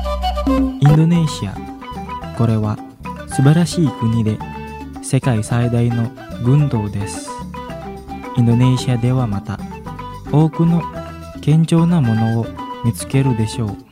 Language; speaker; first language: Japanese; non-native, fluent; Indonesian